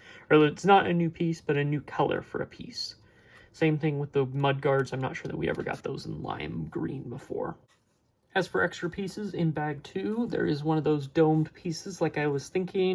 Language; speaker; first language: English; native; English